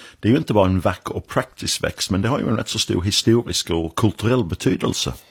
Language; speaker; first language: Swedish; non-native, fluent; English